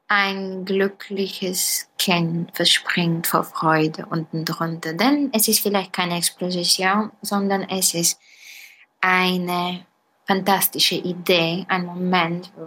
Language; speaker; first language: German; non-native, fluent; Bulgarian